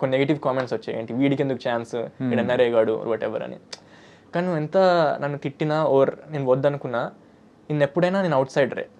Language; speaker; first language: Telugu; early bilingual, heritage; Telugu